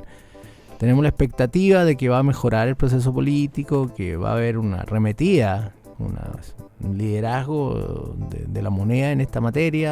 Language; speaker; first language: Spanish; native; Spanish